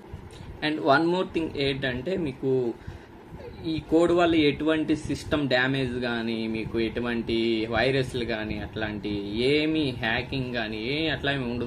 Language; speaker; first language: Telugu; native; Telugu